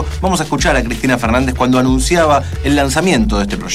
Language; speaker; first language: Spanish; native; Spanish